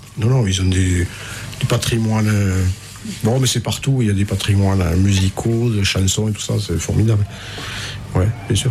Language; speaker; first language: French; native; French